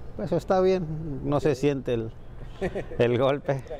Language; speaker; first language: Spanish; native; Spanish